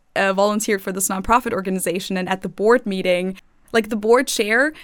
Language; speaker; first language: English; non-native, fluent; German